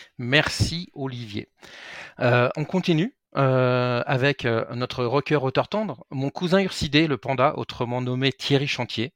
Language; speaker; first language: French; native; French